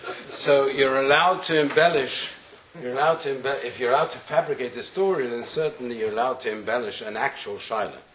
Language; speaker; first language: English; native; English